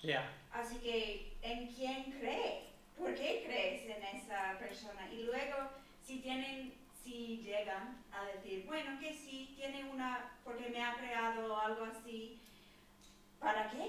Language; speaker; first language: Spanish; non-native, fluent; English